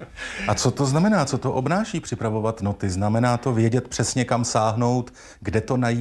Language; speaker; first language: Czech; native; Czech